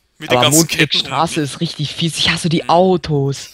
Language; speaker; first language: German; native; German